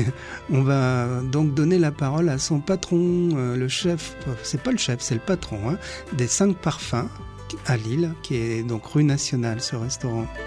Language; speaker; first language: French; native; French